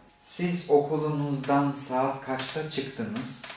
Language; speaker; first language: Turkish; non-native, fluent; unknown